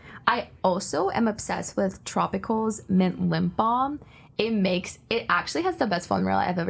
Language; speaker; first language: English; native; English